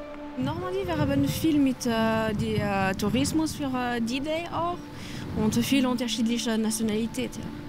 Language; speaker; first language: German; non-native, learner; French